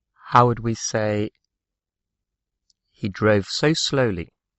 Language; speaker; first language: English; native; English